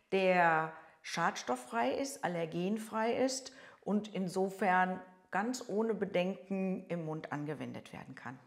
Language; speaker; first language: German; native; German